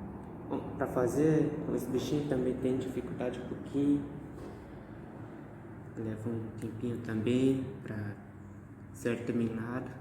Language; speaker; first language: Portuguese; non-native, local second language; Guarani